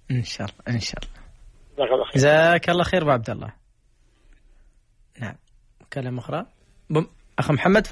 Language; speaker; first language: Arabic; native; Arabic